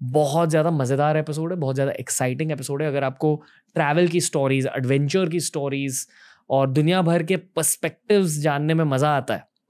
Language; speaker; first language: Hindi; native; Hindi